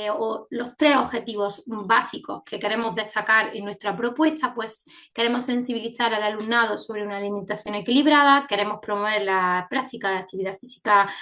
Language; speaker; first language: Spanish; native; Spanish